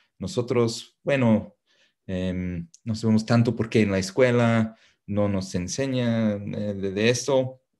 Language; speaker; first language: Spanish; non-native, fluent; English